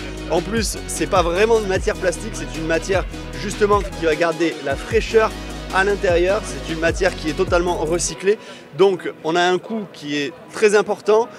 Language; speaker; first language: French; native; French